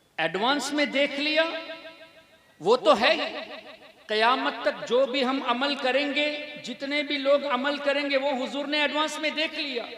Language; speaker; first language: Urdu; non-native, fluent; Tamil